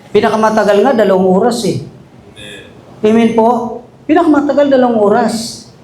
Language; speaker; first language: Filipino; non-native, local second language; Aklanon